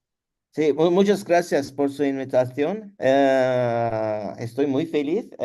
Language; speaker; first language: Spanish; non-native, learner; Turkish